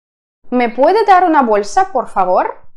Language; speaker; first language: Spanish; non-native, fluent; Russian